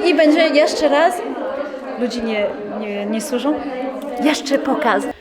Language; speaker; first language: Polish; non-native, learner; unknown